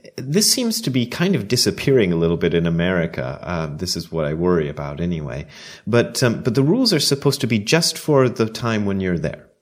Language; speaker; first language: English; native; English